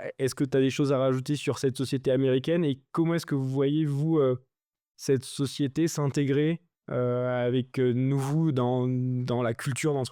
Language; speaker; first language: French; native; French